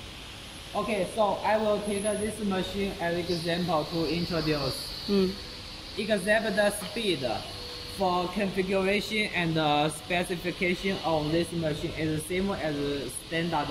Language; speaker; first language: English; non-native, learner; Chinese